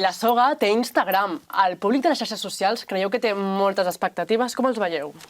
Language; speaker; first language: Catalan; native; Catalan